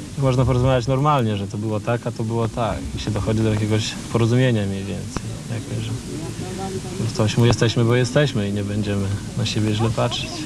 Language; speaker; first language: Polish; non-native, local second language; Ukrainian